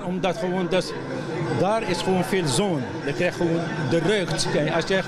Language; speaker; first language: Dutch; non-native, learner; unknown